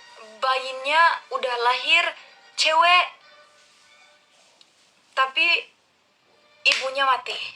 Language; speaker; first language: Indonesian; non-native, learner; Turkish